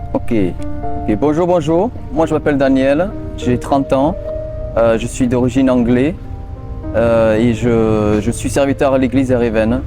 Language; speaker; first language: French; early bilingual, other home language; English